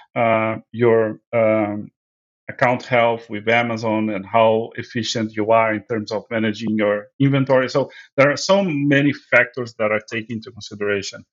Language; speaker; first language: English; non-native, fluent; Portuguese